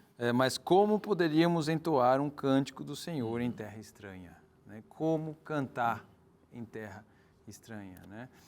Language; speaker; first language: Portuguese; native; Portuguese